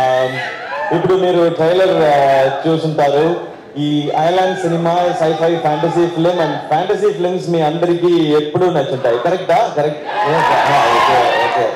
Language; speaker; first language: Telugu; non-native, learner; Tamil